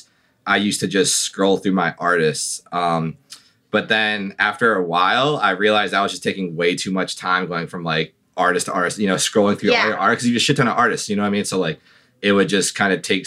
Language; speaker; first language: English; native; English